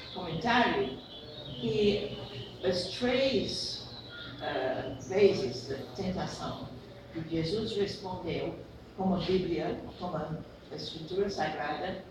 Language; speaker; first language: Portuguese; non-native, fluent; English